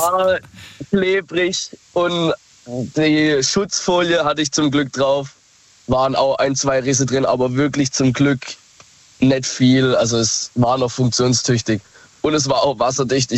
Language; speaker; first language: German; native; German